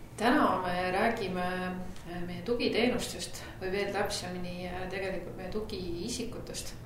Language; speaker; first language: Estonian; native; Estonian